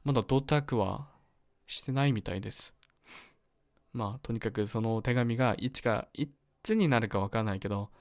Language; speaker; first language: Japanese; non-native, learner; Korean